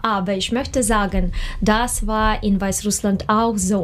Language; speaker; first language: German; non-native, learner; Russian